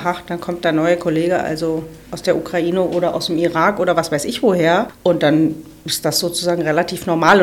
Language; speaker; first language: German; native; German